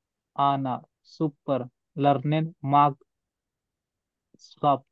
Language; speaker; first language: German; non-native, learner; Marathi